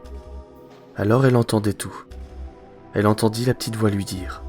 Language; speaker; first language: French; native; French